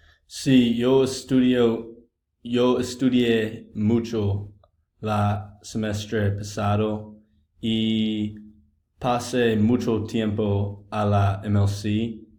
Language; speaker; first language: Spanish; non-native, learner; English